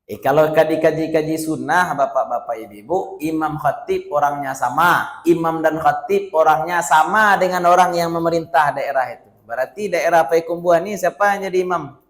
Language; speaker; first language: Malay; non-native, local second language; Minangkabau